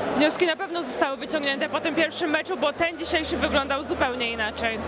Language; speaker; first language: Polish; native; Polish